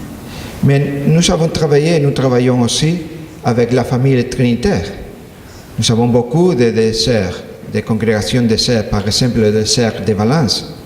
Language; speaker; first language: French; non-native, learner; Spanish